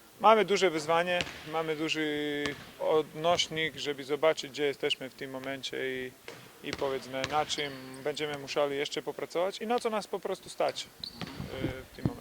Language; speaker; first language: Polish; non-native, fluent; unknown